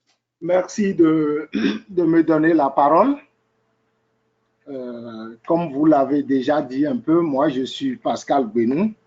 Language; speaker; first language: French; native; French